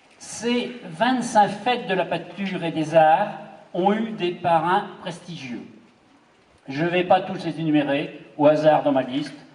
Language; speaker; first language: French; native; French